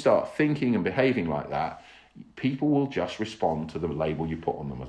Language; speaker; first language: English; native; English